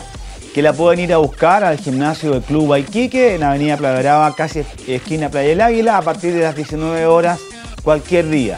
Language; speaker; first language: Spanish; native; Spanish